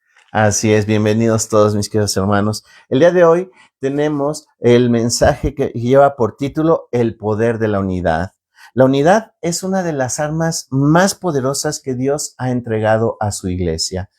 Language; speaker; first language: Spanish; native; Spanish